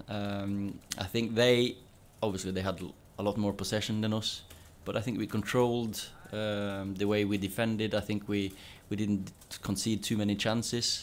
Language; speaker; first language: English; non-native, fluent; Norwegian